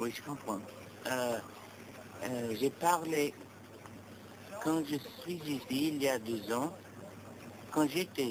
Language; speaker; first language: French; non-native, learner; English